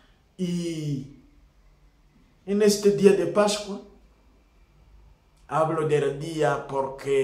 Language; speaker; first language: Spanish; non-native, fluent; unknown